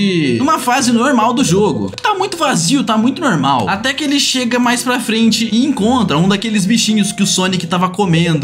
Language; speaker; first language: Portuguese; native; Portuguese